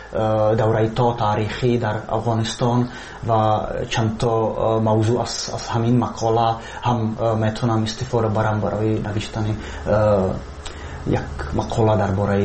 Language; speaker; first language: Persian; non-native, fluent; Czech